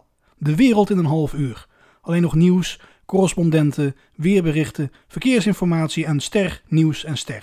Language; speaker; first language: Dutch; native; Dutch